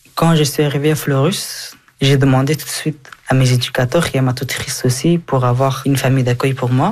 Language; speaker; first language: French; early bilingual, other home language; Persian